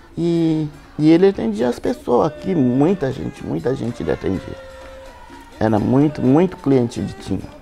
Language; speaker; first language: Portuguese; native; Portuguese